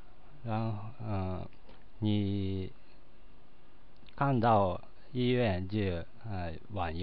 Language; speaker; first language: Chinese; non-native, learner; Japanese